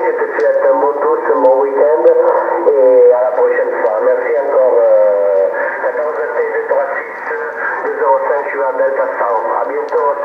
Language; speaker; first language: French; non-native, fluent; Italian